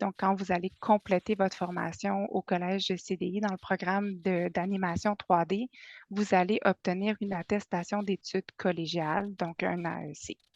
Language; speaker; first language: French; native; French